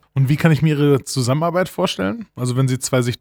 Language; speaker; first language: German; native; German